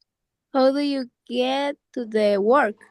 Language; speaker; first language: English; non-native, learner; Spanish